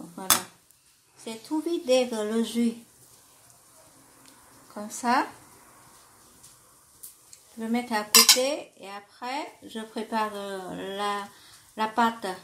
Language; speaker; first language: French; non-native, fluent; Vietnamese